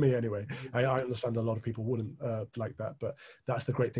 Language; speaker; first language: English; native; English